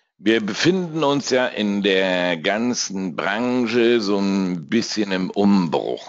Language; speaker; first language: German; native; German